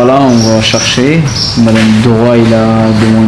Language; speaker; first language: French; non-native, learner; Pashto